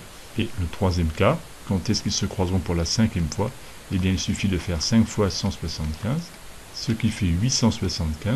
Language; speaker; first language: French; native; French